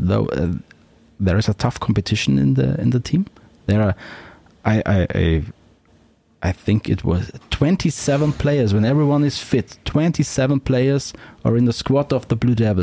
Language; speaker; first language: English; non-native, fluent; German